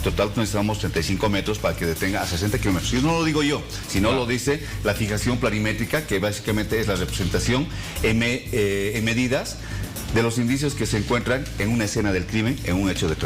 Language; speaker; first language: Spanish; native; Spanish